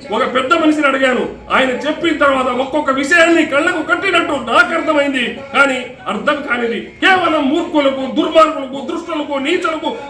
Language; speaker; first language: Telugu; non-native, local second language; Lambadi